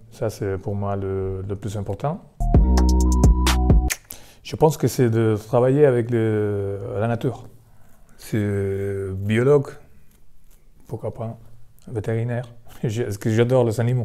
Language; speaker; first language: French; non-native, fluent; Spanish